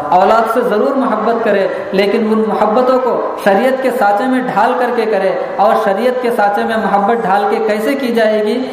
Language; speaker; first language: Urdu; native; Urdu